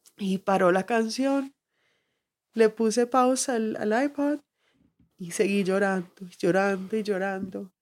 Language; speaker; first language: Spanish; early bilingual, heritage; Spanish